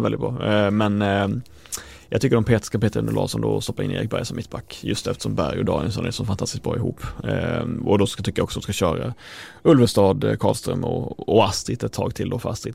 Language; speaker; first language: Swedish; native; Swedish